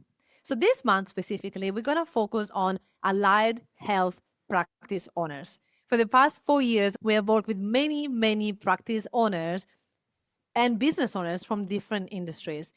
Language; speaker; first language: English; non-native, fluent; Italian